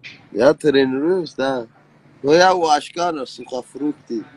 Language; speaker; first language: Russian; non-native, learner; Persian